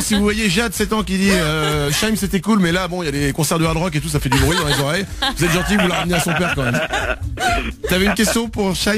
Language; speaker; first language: French; native; French